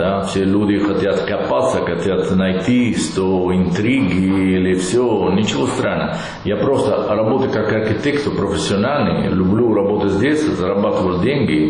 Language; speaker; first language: Russian; non-native, learner; Italian